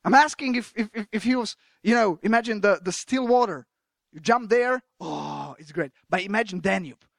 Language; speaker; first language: English; non-native, fluent; Slovak